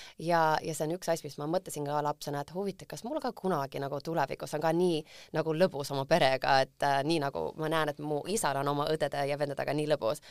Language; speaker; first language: Estonian; early bilingual, other home language; English